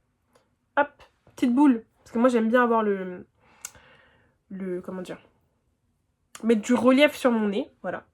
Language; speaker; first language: French; native; French